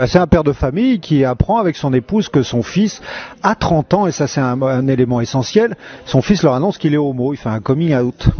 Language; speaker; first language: French; native; French